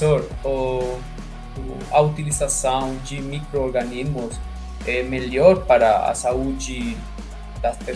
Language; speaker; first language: Portuguese; non-native, fluent; Spanish